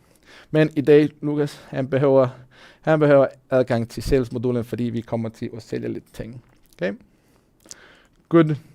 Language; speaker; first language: Danish; non-native, fluent; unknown